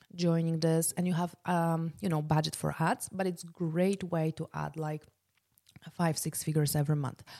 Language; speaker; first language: English; non-native, fluent; Polish